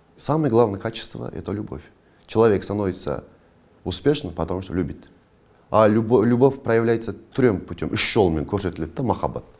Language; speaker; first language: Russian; non-native, local second language; Kazakh